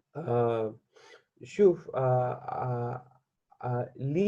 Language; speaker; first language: Arabic; non-native, learner; Hindi